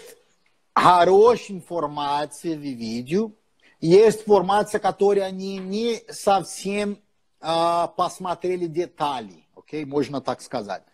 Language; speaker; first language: Russian; non-native, fluent; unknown